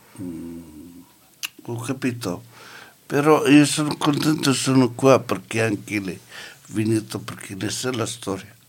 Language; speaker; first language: Italian; non-native, learner; Arabic